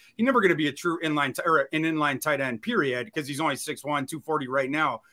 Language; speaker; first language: English; native; English